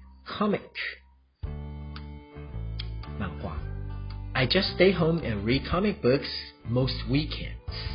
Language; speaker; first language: English; non-native, fluent; Chinese